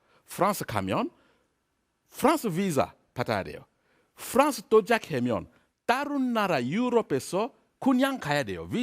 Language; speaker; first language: Korean; non-native, learner; French